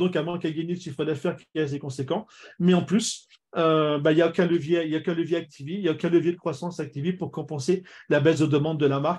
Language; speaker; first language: French; native; French